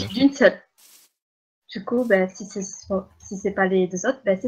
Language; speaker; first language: French; native; French